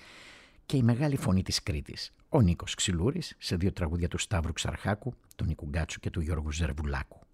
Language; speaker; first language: Greek; native; Greek